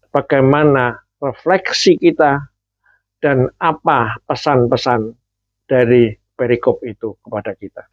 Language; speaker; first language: Indonesian; native; Indonesian